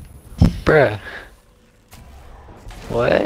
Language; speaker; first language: English; native; English